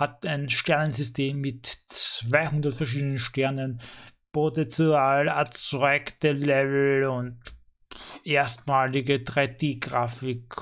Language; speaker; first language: German; native; German